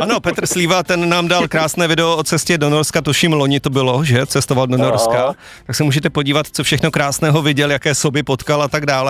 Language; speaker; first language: Czech; native; Czech